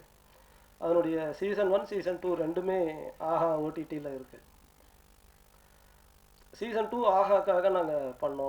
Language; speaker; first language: Tamil; native; Tamil